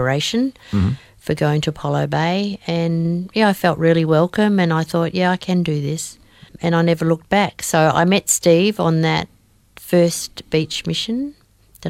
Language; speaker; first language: English; native; English